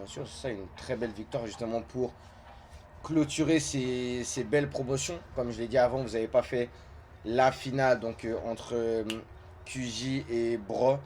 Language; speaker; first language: French; native; French